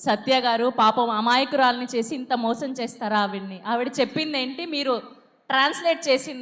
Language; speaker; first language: Telugu; native; Telugu